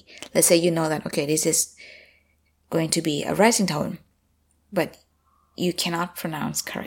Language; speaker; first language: English; non-native, fluent; Thai